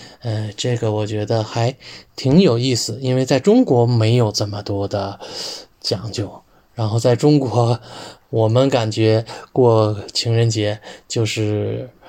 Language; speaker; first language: Chinese; native; Chinese